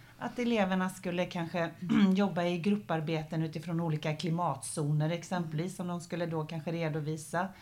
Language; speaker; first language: Swedish; native; Swedish